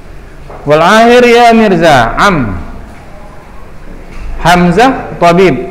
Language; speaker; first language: Arabic; non-native, fluent; Indonesian